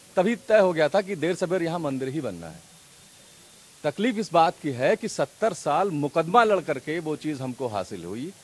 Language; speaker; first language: Hindi; native; Hindi